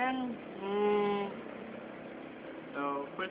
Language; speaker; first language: English; non-native, learner; Indonesian